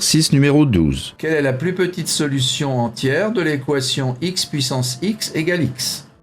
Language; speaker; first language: French; native; French